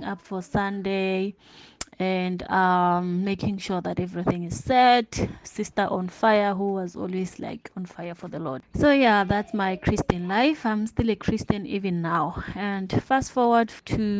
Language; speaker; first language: English; non-native, local second language; Tsonga